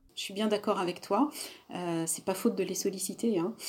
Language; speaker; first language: French; native; French